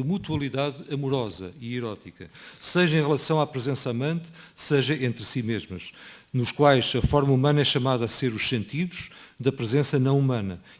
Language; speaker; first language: Portuguese; native; Portuguese